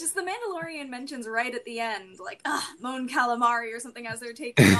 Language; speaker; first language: English; native; English